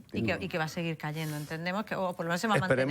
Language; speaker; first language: Spanish; native; Spanish